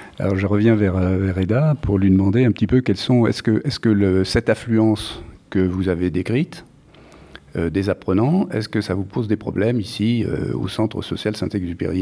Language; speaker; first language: French; native; French